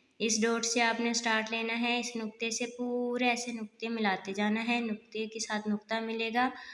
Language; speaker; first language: Urdu; non-native, local second language; Punjabi